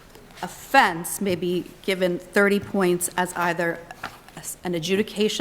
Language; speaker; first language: English; native; English